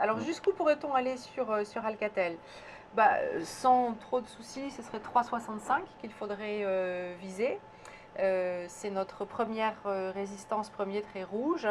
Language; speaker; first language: French; native; French